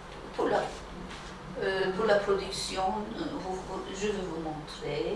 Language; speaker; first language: French; non-native, fluent; Turkish